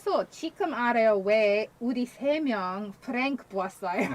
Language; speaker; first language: Korean; non-native, learner; English